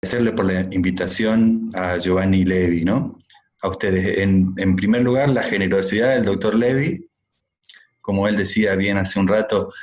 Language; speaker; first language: Spanish; native; Spanish